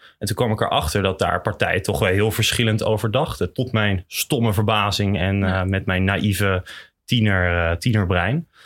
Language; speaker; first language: Dutch; native; Dutch